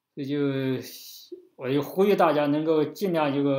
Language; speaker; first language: Chinese; native; Chinese